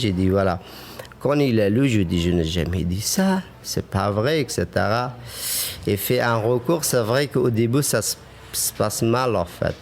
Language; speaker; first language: French; non-native, fluent; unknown